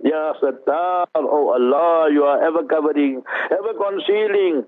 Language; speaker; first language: English; early bilingual, other home language; Urdu